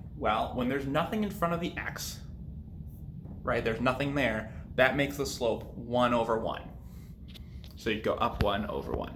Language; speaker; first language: English; native; English